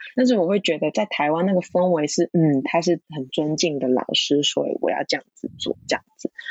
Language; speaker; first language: Chinese; non-native, local second language; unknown